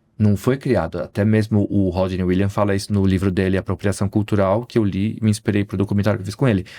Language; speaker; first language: Portuguese; native; Portuguese